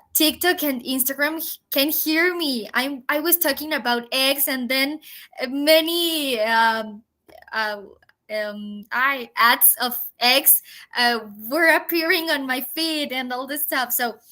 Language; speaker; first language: English; non-native, fluent; Spanish